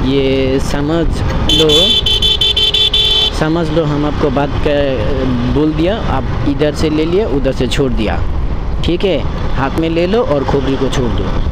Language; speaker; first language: Hindi; non-native, learner; Bangla